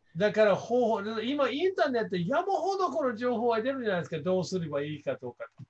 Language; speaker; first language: Japanese; non-native, fluent; English